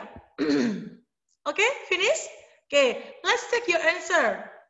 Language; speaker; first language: English; non-native, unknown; Indonesian